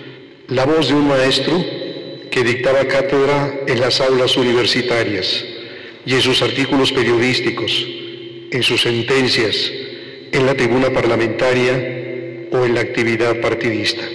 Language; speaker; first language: Spanish; native; Spanish